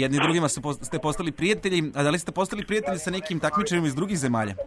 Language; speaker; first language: Serbian; native; Serbian